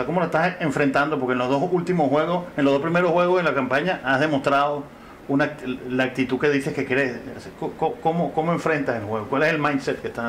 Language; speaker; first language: Spanish; native; Spanish